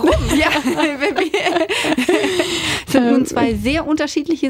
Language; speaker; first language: German; native; German